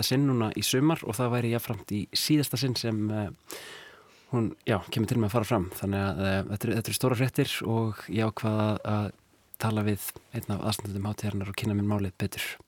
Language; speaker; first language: Icelandic; native; Icelandic